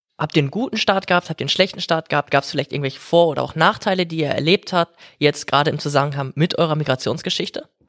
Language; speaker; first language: German; native; German